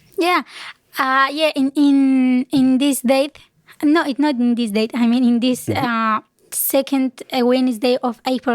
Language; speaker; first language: English; non-native, learner; Kurdish